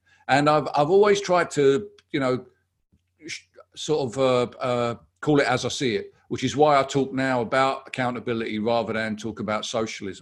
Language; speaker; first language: English; native; English